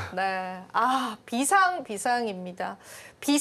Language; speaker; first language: Korean; native; Korean